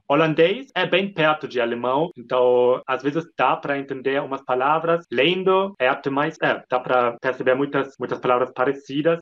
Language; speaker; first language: Portuguese; non-native, fluent; German